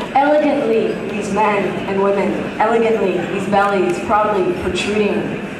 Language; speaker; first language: English; early bilingual, other home language; Vietnamese